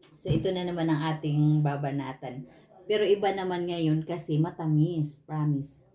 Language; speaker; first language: Filipino; non-native, local second language; Cebuano